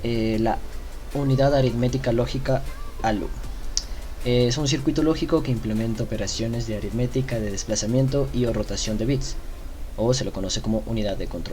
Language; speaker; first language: Spanish; native; Spanish